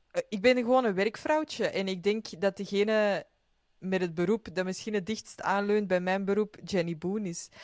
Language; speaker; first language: Dutch; native; Dutch